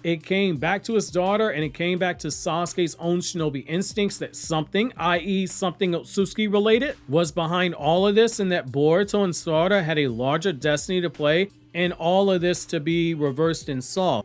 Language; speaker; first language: English; native; English